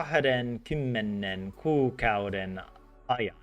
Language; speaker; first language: Finnish; non-native, learner; English